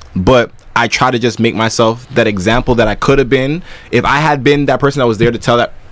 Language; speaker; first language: English; early bilingual, other home language; Yoruba